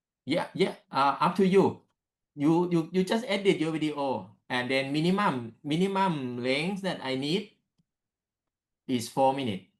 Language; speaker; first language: English; non-native, learner; Thai